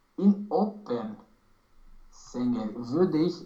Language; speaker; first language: German; non-native, learner; Romanian